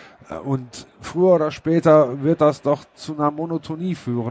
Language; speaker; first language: German; native; German